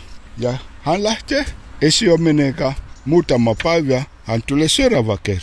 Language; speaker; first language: Finnish; non-native, learner; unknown